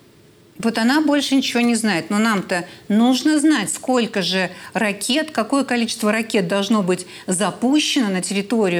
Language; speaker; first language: Russian; native; Russian